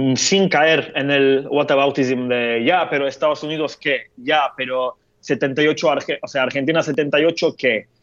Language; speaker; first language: Spanish; non-native, fluent; Turkish